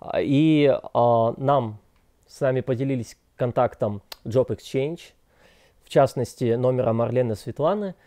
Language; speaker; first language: Russian; native; Russian